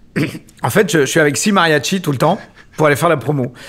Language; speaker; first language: French; native; French